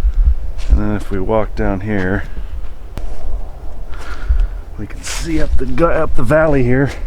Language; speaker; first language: English; native; English